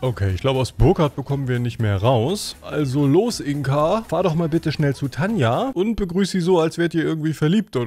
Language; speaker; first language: German; native; German